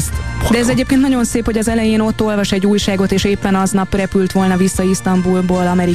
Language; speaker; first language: Hungarian; native; Hungarian